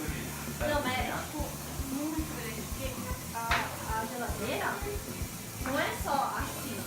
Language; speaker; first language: Portuguese; early bilingual, other home language; Korean